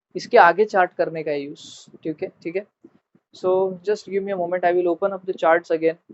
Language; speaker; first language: Hindi; non-native, local second language; Marathi